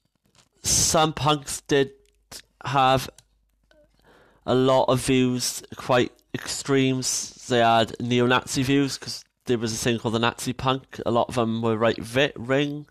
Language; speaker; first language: English; native; English